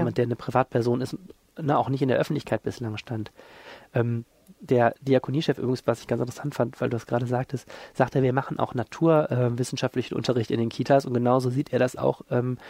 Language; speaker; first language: German; native; German